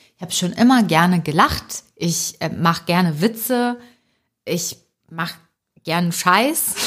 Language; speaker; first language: German; early bilingual, other home language; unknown